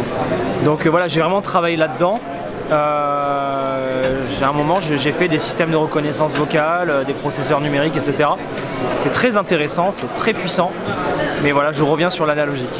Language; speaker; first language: French; native; French